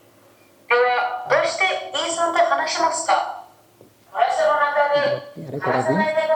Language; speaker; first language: Japanese; non-native, learner; Bangla